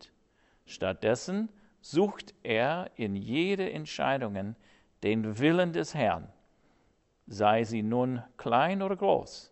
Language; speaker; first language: German; non-native, fluent; English